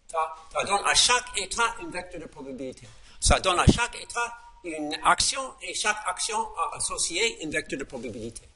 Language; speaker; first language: French; non-native, fluent; English